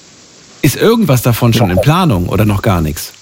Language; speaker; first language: German; native; German